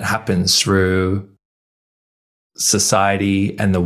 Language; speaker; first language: English; native; English